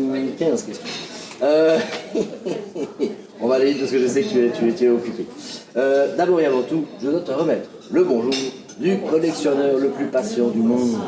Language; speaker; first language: French; native; French